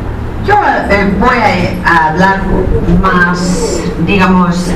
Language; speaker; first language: Spanish; non-native, fluent; English